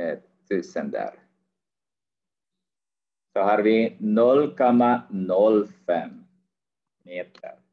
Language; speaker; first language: Swedish; non-native, fluent; Arabic